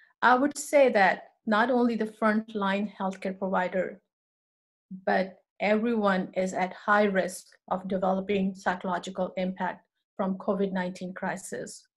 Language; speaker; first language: English; non-native, local second language; Urdu